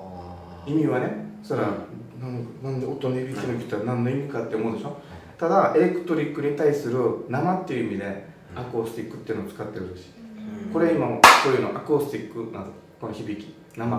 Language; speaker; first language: Japanese; native; Japanese